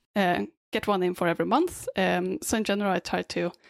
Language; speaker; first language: English; non-native, fluent; Swedish